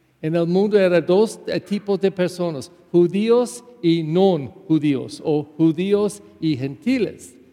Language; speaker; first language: Spanish; non-native, fluent; English